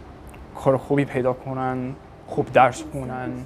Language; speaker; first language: Persian; non-native, fluent; English